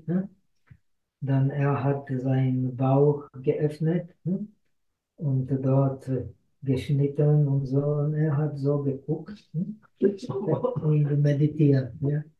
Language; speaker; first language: German; non-native, fluent; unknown